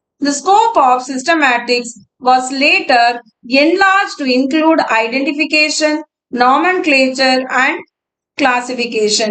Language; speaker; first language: English; non-native, local second language; Tamil